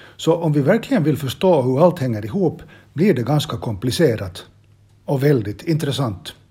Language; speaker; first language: Swedish; native; Swedish